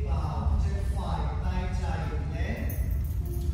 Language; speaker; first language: Vietnamese; non-native, learner; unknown